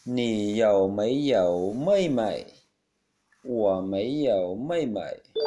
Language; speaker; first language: Chinese; non-native, learner; Vietnamese